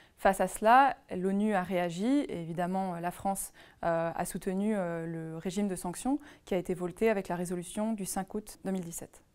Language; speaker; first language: French; native; French